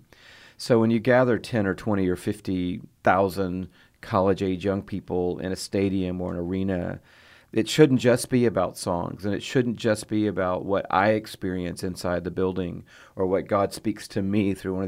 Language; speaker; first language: English; native; English